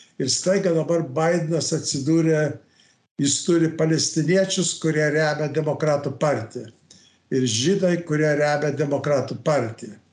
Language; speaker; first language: Lithuanian; early bilingual, heritage; Lithuanian